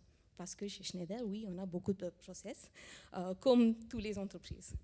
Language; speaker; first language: French; non-native, fluent; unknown